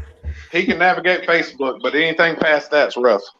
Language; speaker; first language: English; native; English